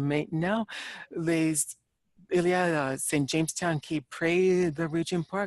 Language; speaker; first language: French; non-native, learner; English